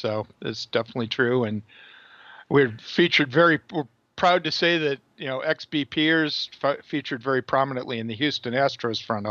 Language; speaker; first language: English; native; English